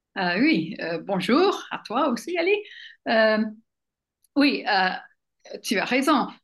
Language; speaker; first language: French; non-native, learner; English